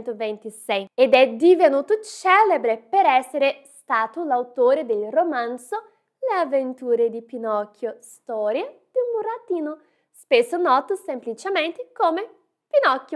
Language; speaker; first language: Italian; non-native, fluent; Portuguese